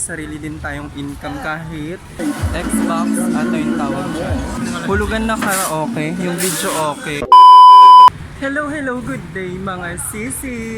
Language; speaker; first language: Filipino; native; Filipino